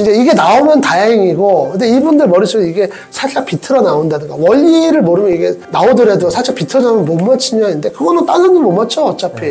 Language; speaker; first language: Korean; native; Korean